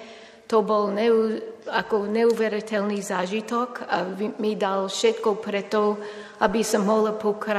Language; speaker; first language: Slovak; non-native, fluent; English